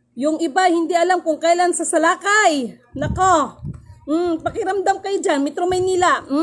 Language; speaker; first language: Filipino; non-native, local second language; Cebuano